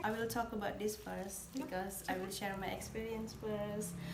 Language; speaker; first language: English; non-native, learner; Indonesian